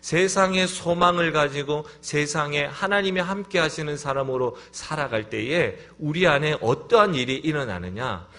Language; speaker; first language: Korean; native; Korean